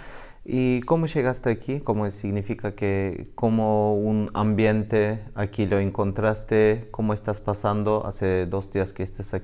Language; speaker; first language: Spanish; non-native, learner; Turkish